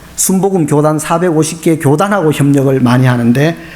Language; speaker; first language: Korean; native; Korean